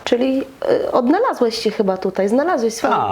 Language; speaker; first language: Polish; native; Polish